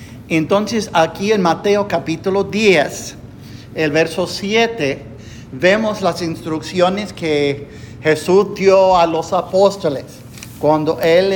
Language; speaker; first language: Spanish; non-native, fluent; English